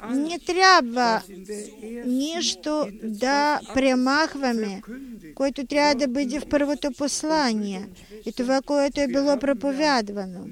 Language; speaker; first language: Bulgarian; non-native, fluent; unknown